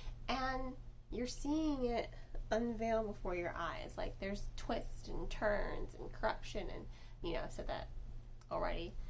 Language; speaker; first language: English; native; English